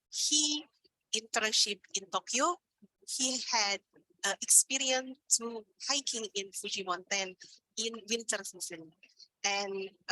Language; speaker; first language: English; non-native, learner; Indonesian